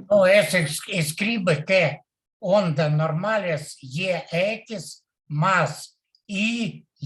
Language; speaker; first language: Spanish; non-native, learner; Portuguese